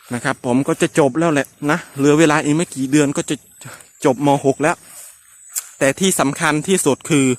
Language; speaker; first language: Thai; native; Thai